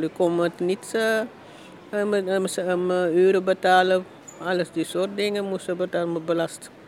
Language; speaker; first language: Dutch; non-native, learner; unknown